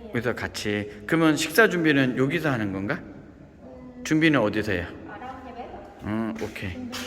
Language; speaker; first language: Korean; native; Korean